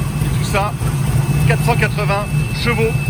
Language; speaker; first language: French; native; French